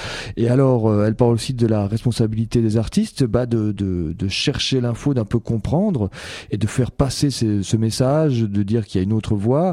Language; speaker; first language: French; native; French